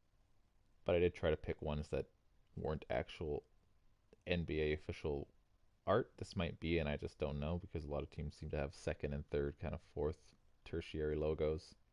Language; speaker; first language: English; native; English